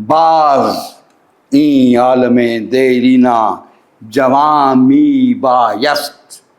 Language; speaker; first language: Persian; non-native, fluent; Urdu